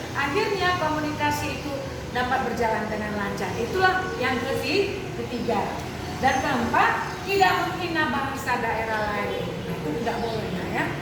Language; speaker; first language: Indonesian; non-native, local second language; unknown